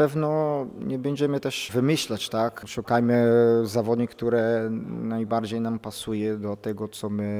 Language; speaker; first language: Polish; non-native, fluent; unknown